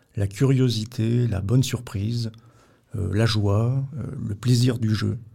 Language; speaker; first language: French; native; French